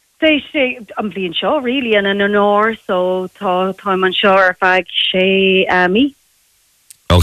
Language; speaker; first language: Irish; non-native, local second language; English